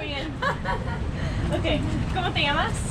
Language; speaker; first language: Spanish; non-native, learner; English